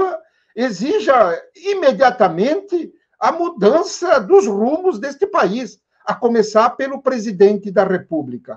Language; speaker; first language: Portuguese; native; Portuguese